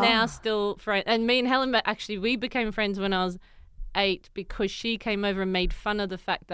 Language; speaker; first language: English; native; English